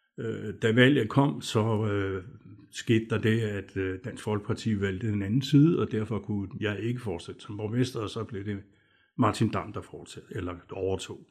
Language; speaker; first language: Danish; native; Danish